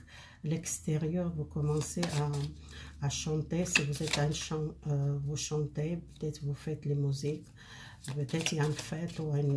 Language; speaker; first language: French; non-native, fluent; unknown